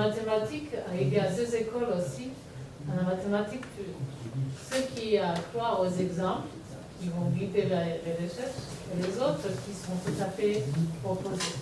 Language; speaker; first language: French; non-native, fluent; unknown